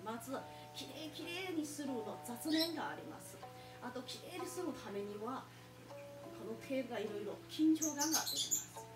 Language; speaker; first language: Japanese; non-native, fluent; Chinese